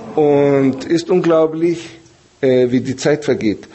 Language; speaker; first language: German; early bilingual, other home language; Spanish